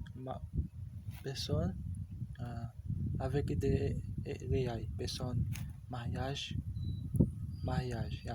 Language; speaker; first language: French; non-native, learner; Portuguese